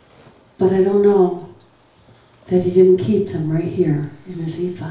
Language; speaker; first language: English; native; English